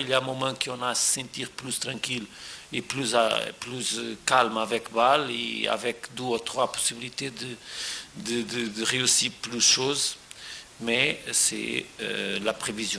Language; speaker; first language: French; non-native, fluent; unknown